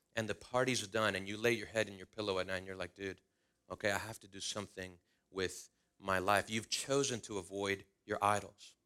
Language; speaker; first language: English; early bilingual, other home language; Spanish